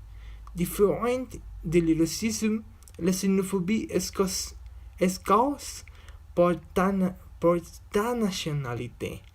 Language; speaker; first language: French; non-native, learner; Spanish